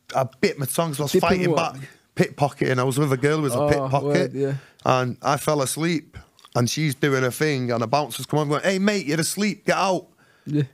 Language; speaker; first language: English; native; English